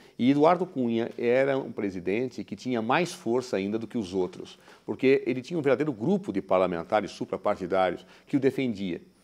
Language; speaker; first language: Portuguese; native; Portuguese